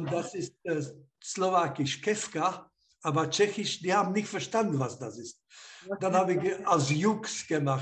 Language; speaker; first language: German; non-native, fluent; Slovak